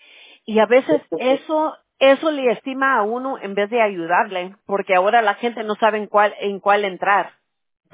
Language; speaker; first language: Spanish; early bilingual, heritage; Spanish